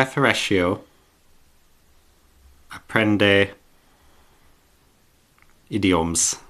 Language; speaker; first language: Catalan; non-native, learner; English